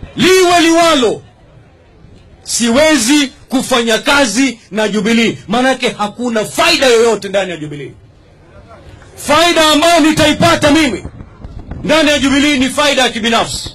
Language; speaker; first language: Swahili; non-native, local second language; Giryama